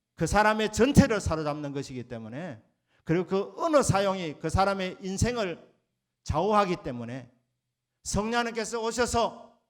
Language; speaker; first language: Korean; native; Korean